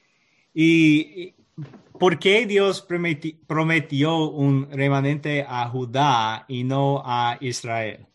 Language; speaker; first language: Spanish; non-native, learner; English